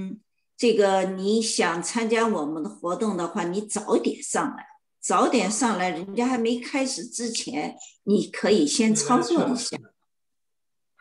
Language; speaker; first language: Chinese; native; Chinese